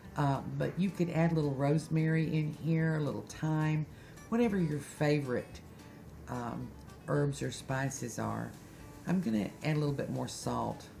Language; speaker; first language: English; native; English